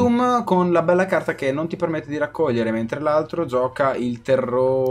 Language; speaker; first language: Italian; native; Italian